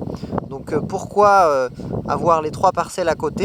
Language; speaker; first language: French; native; French